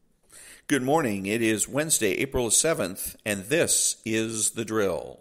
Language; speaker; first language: English; native; English